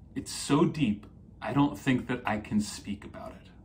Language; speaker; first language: English; native; English